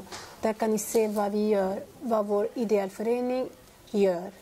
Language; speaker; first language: Swedish; non-native, fluent; Lingala